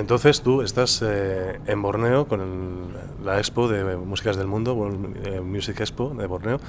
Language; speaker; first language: Portuguese; non-native, learner; Spanish